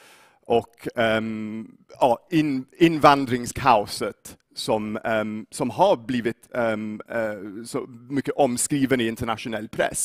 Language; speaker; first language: Swedish; non-native, fluent; English